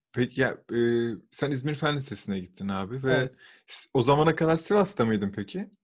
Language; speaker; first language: Turkish; native; Turkish